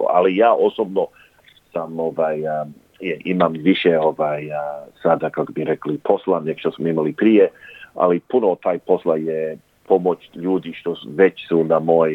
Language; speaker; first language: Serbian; early bilingual, heritage; English